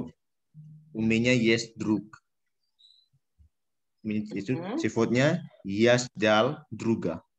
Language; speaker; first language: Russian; non-native, learner; Indonesian